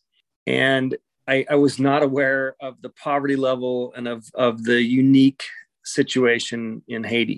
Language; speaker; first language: English; native; English